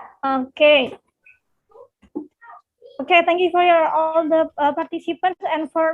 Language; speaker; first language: English; non-native, learner; Indonesian